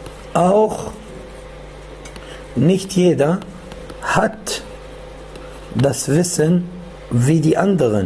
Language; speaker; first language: German; non-native, fluent; Arabic